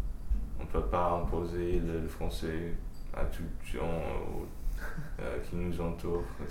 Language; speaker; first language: French; early bilingual, heritage; French